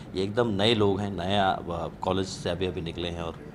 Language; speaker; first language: Hindi; native; Hindi